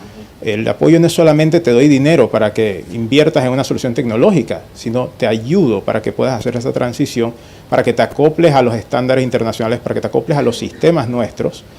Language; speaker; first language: Spanish; native; Spanish